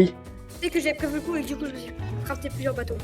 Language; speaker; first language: French; native; French